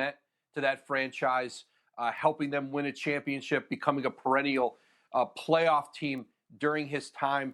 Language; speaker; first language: English; native; English